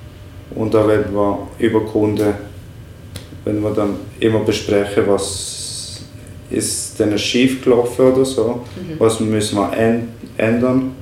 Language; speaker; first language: German; non-native, fluent; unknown